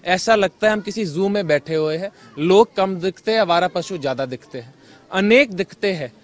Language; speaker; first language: Hindi; native; Hindi